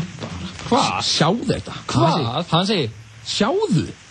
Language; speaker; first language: Icelandic; native; Icelandic